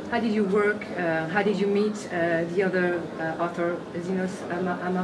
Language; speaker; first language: English; non-native, fluent; French